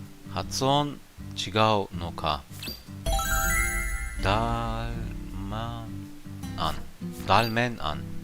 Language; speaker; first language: Japanese; non-native, learner; German